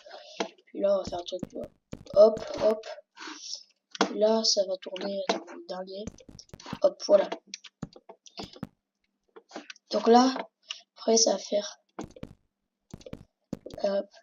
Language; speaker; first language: French; native; French